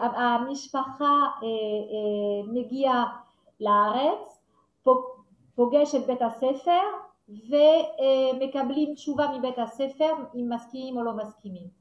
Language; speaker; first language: Hebrew; non-native, fluent; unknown